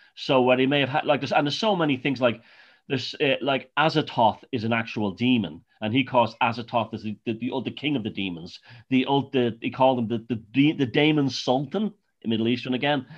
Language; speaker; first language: English; native; English